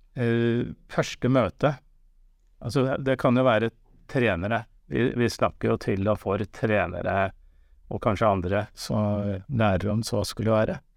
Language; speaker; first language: Norwegian; native; Norwegian